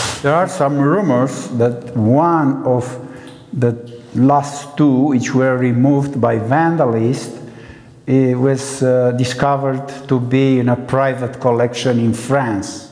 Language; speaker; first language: English; non-native, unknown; Romanian